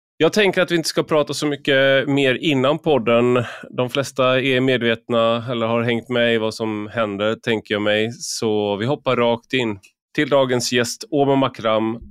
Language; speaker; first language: Swedish; native; Swedish